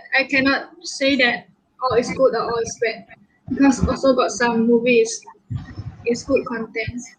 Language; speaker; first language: English; non-native, local second language; Malay